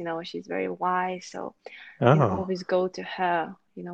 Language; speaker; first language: English; non-native, fluent; Russian